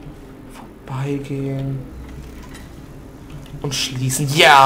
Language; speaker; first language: German; native; German